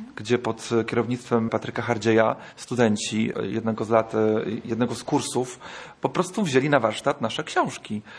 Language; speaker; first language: Polish; native; Polish